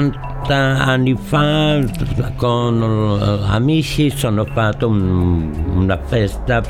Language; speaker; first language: Italian; non-native, learner; Catalan